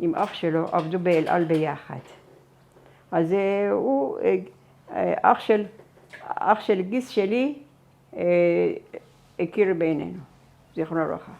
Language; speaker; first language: Hebrew; non-native, fluent; Persian